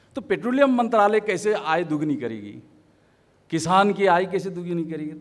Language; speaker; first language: Hindi; non-native, local second language; Assamese